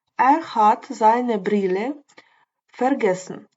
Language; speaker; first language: German; non-native, fluent; Ukrainian